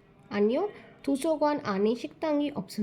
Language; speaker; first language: Korean; non-native, fluent; Hindi